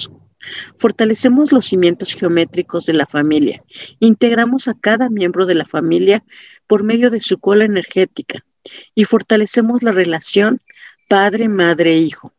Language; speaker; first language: Spanish; native; Spanish